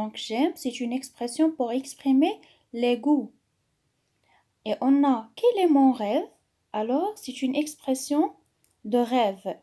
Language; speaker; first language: French; non-native, local second language; Arabic